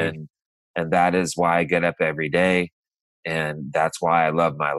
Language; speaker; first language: English; native; English